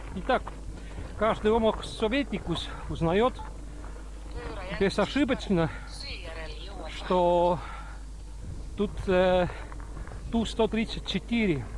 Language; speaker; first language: Russian; non-native, local second language; Estonian